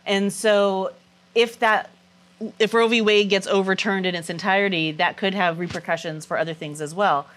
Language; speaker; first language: English; native; English